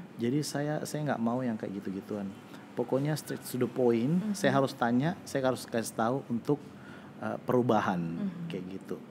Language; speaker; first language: Indonesian; native; Indonesian